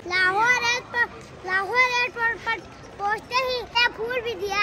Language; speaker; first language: Hindi; non-native, local second language; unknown